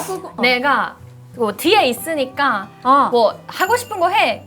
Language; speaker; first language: Korean; non-native, fluent; Japanese